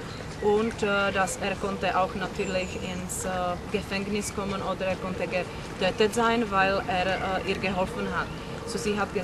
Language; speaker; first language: German; non-native, learner; Czech